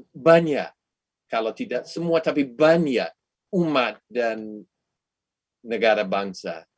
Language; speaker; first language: Indonesian; non-native, fluent; English